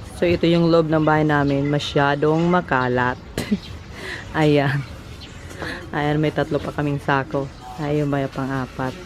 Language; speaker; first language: Filipino; non-native, local second language; Bikol